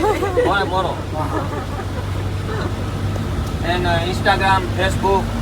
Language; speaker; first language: English; non-native, learner; Gujarati